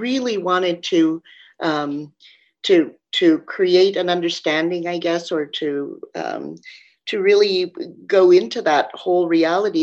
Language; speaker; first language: English; native; English